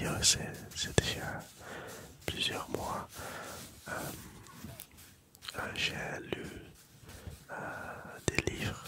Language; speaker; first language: French; non-native, learner; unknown